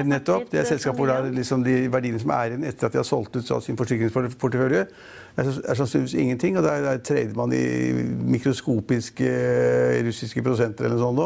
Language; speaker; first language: Norwegian; native; Norwegian